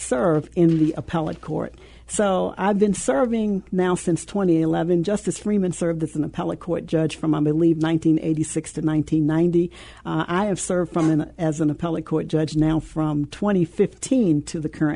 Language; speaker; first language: English; native; English